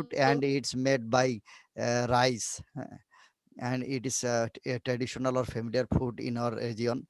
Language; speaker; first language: English; non-native, learner; Bangla